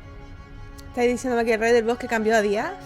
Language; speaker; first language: Spanish; native; Spanish